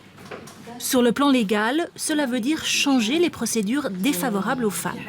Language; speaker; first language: French; native; French